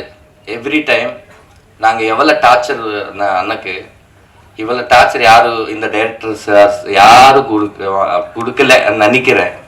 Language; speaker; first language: Tamil; non-native, learner; Telugu